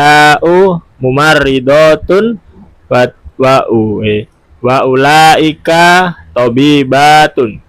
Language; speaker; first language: Arabic; non-native, learner; Indonesian